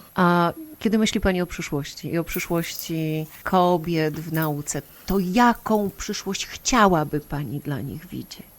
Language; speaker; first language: Polish; native; Polish